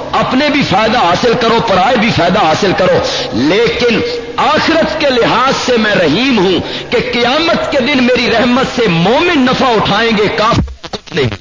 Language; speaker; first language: Urdu; non-native, local second language; Punjabi